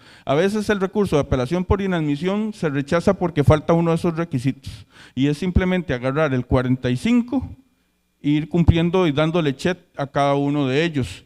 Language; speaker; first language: Spanish; native; Spanish